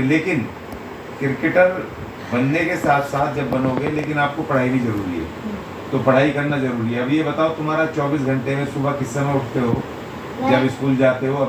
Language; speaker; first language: Hindi; native; Hindi